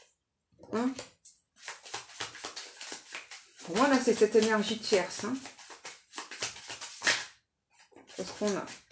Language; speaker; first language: French; native; French